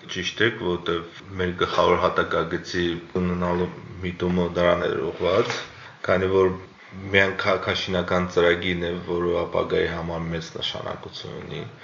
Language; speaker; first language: Armenian; native; Armenian